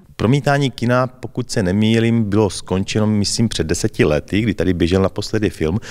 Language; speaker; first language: Czech; native; Czech